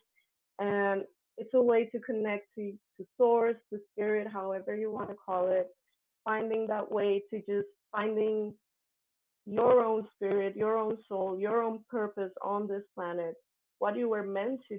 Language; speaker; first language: English; non-native, fluent; Spanish